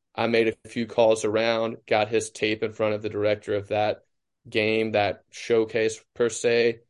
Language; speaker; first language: English; native; English